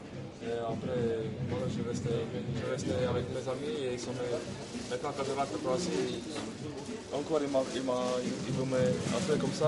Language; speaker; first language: French; non-native, fluent; Croatian